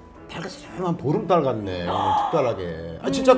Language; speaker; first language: Korean; native; Korean